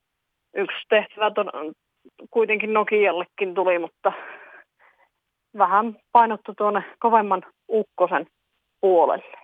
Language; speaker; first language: Finnish; native; Finnish